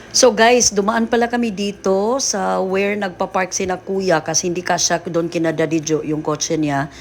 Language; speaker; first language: Filipino; non-native, local second language; Cebuano